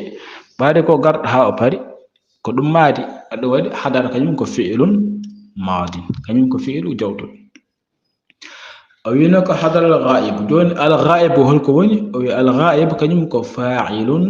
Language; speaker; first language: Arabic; non-native, fluent; Fula